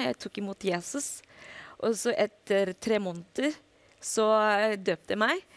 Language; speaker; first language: Norwegian; non-native, fluent; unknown